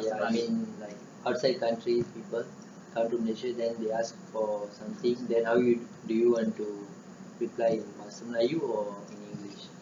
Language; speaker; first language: English; non-native, learner; Malay